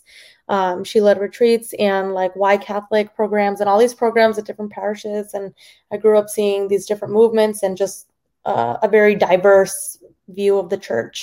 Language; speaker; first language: English; early bilingual, other home language; Spanish